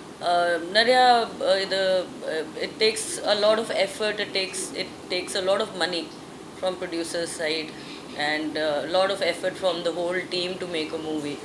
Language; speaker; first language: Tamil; non-native, fluent; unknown